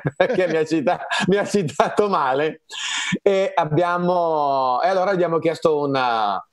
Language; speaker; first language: Italian; native; Italian